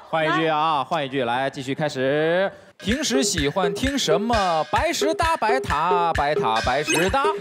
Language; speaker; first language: Chinese; native; Chinese